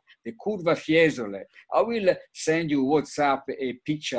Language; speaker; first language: English; non-native, fluent; Italian